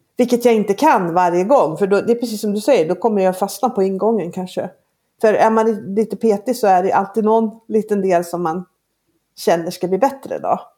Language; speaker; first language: Swedish; native; Swedish